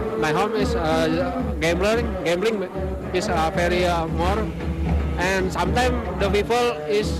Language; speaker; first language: English; non-native, learner; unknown